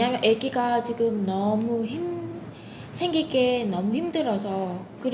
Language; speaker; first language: Korean; non-native, fluent; Vietnamese